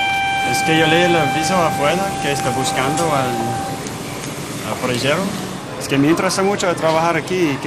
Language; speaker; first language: Spanish; non-native, learner; English